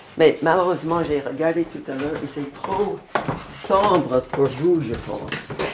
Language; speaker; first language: French; non-native, fluent; English